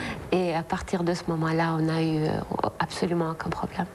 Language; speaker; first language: French; non-native, local second language; Arabic